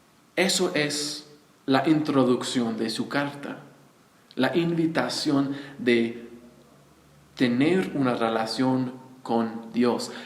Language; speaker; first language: Spanish; non-native, fluent; English